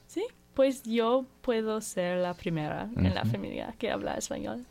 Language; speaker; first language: Spanish; non-native, learner; English